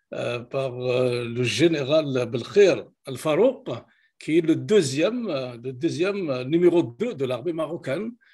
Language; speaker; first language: French; non-native, local second language; Kabyle